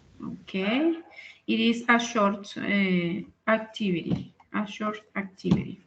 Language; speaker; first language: English; non-native, learner; Spanish